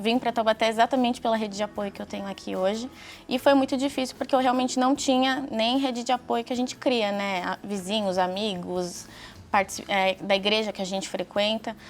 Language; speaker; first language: Portuguese; native; Portuguese